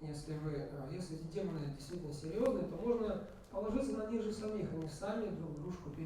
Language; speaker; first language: Russian; native; Russian